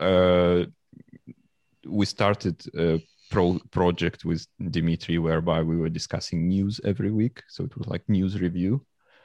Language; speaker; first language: English; non-native, fluent; Russian